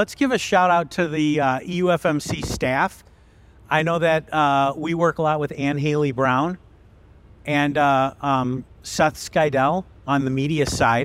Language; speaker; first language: English; native; English